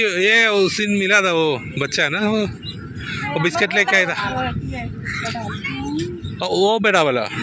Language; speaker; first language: Hindi; non-native, local second language; Malayalam